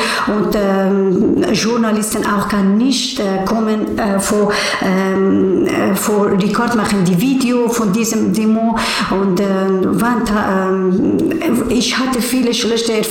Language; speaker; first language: German; non-native, learner; Persian